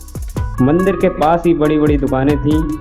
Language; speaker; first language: Hindi; native; Hindi